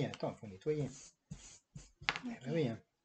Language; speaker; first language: French; native; French